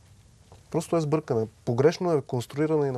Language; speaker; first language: Bulgarian; native; Bulgarian